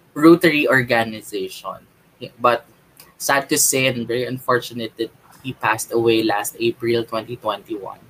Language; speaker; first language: English; non-native, local second language; Filipino